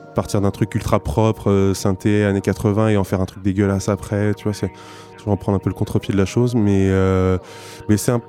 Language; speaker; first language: French; native; French